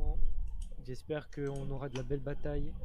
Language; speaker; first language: French; native; French